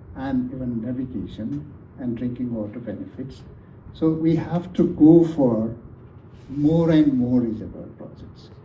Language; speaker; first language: English; non-native, fluent; Nepali